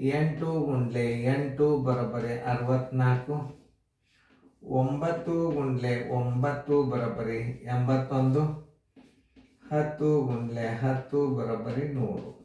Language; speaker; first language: Kannada; native; Kannada